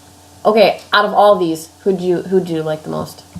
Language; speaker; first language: English; native; English